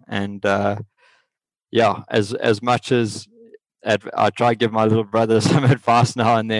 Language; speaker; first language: English; native; English